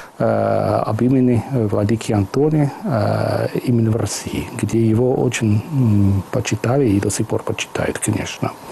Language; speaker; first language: Russian; non-native, fluent; English